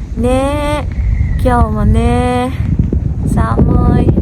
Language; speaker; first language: Japanese; non-native, learner; Thai